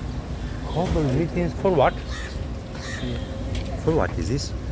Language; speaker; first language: English; non-native, learner; Slovenian